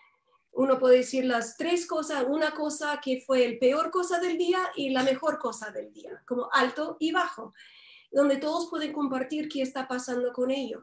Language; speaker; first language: Spanish; non-native, fluent; English